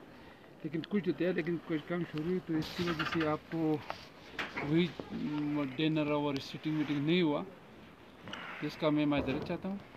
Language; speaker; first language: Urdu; non-native, local second language; Pashto